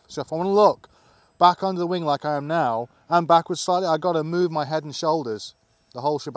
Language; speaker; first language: English; native; English